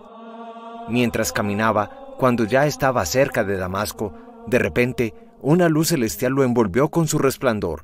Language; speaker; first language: Spanish; native; Spanish